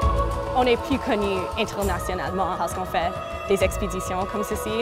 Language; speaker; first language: French; non-native, local second language; English